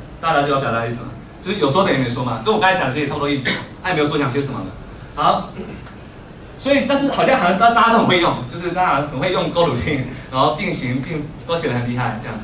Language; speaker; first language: Chinese; native; Chinese